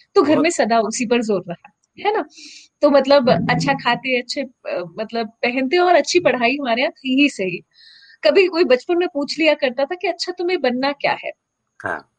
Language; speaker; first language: Hindi; native; Hindi